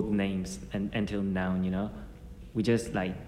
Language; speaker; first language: English; non-native, fluent; Burmese